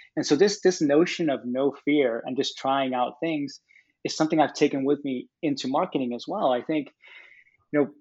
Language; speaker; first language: English; non-native, fluent; Danish